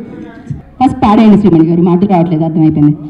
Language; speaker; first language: Telugu; native; Telugu